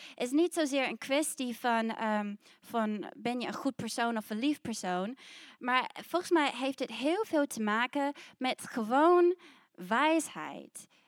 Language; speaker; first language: Dutch; non-native, fluent; English